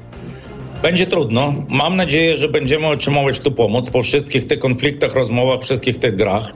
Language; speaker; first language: Polish; non-native, fluent; Ukrainian